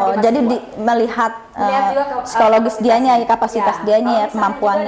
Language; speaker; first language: Indonesian; native; Indonesian